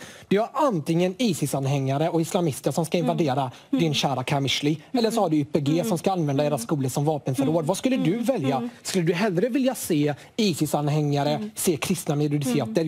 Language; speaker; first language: Swedish; native; Swedish